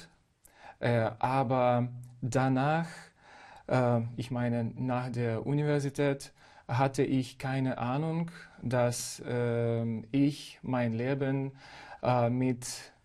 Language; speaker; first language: German; non-native, fluent; Ukrainian